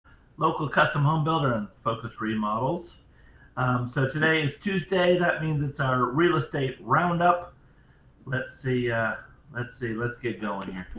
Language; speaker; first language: English; native; English